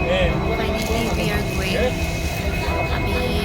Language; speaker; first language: Hindi; non-native, local second language; Assamese